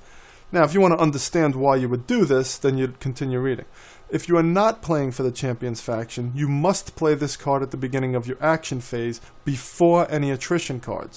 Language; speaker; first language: English; native; English